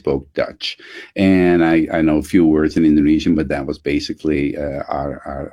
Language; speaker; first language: English; non-native, fluent; Dutch